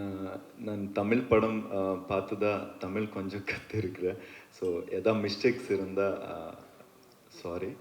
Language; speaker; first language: Tamil; non-native, learner; Kannada